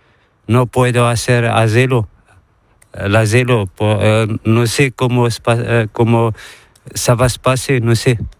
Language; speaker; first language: Spanish; non-native, learner; Arabic